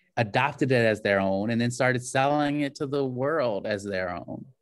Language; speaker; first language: English; native; English